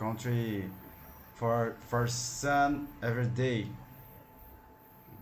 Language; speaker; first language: English; non-native, learner; Portuguese